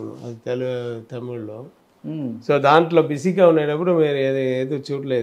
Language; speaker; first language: Telugu; non-native, learner; Tamil